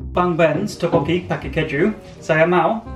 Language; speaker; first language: Indonesian; non-native, learner; English